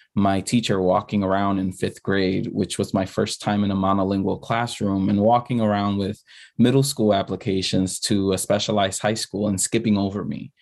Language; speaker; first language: English; early bilingual, other home language; Spanish